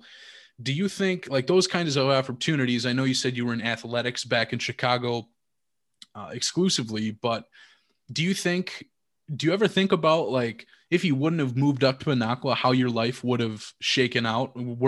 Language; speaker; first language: English; native; English